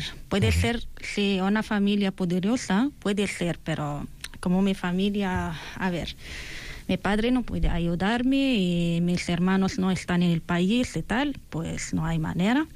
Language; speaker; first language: Spanish; non-native, learner; Arabic